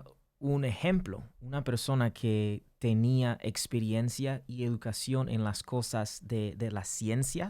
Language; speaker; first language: Spanish; early bilingual, heritage; English